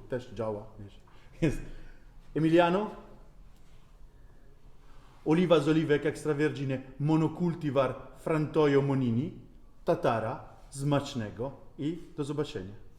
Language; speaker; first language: Polish; non-native, learner; Italian